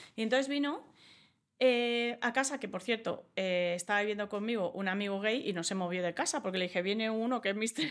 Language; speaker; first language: Spanish; early bilingual, other home language; English